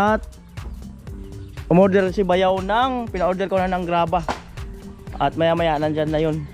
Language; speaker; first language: Filipino; native; Filipino